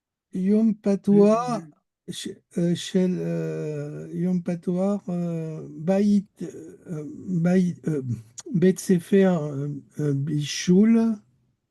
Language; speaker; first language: Hebrew; non-native, learner; French